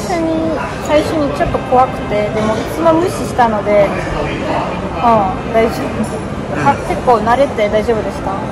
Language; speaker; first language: Japanese; non-native, fluent; German